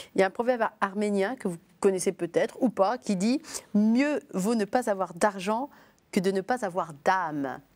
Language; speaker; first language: French; native; French